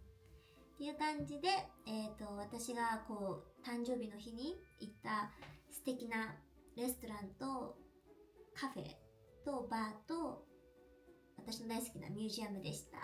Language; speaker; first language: Japanese; native; Japanese